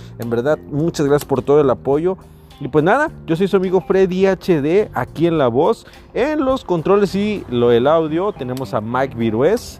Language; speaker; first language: Spanish; native; Spanish